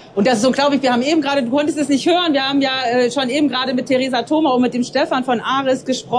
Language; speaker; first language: German; native; German